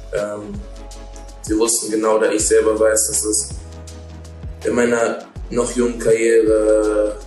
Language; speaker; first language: German; native; German